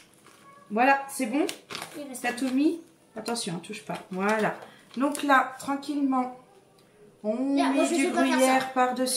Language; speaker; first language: French; native; French